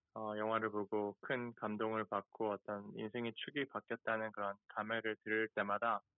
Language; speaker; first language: Korean; early bilingual, heritage; Korean